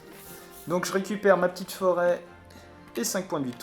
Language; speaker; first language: French; native; French